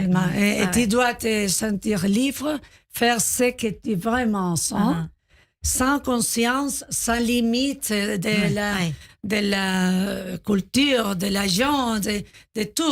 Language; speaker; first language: French; non-native, learner; Spanish